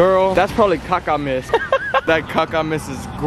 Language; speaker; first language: English; native; English